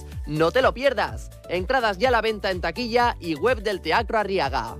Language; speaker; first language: Spanish; native; Spanish